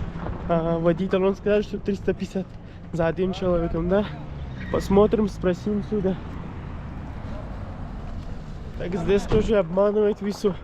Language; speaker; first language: Russian; non-native, learner; Kyrgyz